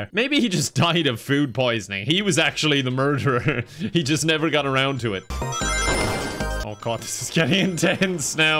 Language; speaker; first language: English; native; English